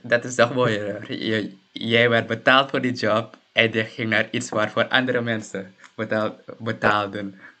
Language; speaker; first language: Dutch; native; Dutch